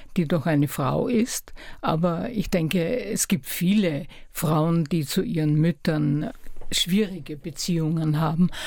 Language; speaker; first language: German; native; German